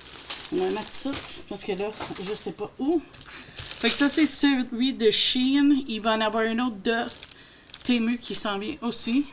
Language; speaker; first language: French; native; French